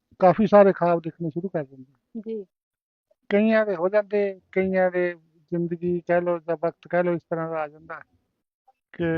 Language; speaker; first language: Punjabi; non-native, local second language; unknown